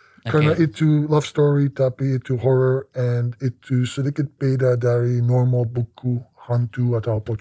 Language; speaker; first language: Indonesian; non-native, learner; English